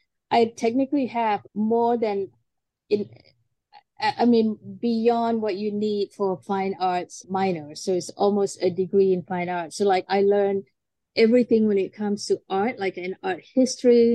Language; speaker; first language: English; non-native, local second language; Malay